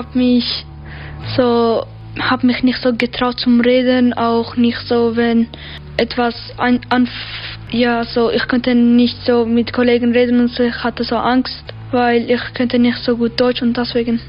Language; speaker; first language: German; early bilingual, other home language; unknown